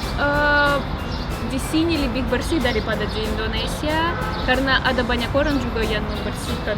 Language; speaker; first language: Indonesian; non-native, fluent; Russian